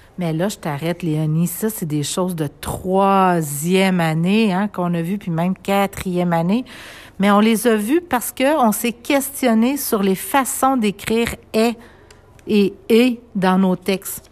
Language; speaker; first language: French; native; French